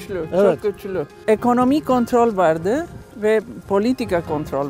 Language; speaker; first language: Turkish; non-native, learner; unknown